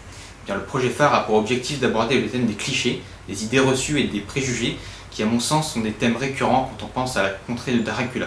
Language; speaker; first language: French; native; French